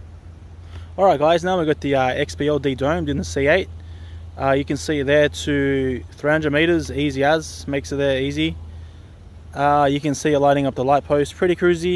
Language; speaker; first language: English; native; English